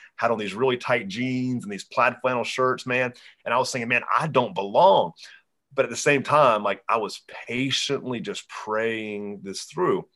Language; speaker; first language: English; native; English